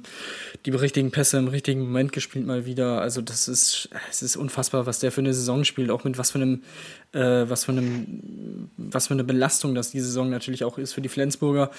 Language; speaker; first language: German; native; German